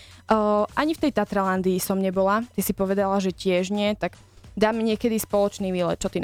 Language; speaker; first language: Slovak; native; Slovak